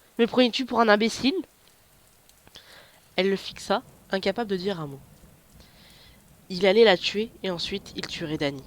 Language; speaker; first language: French; native; French